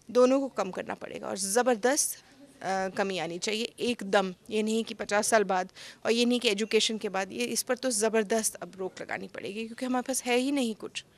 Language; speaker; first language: Hindi; native; Hindi